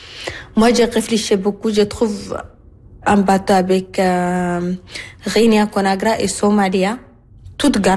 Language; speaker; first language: French; non-native, learner; Arabic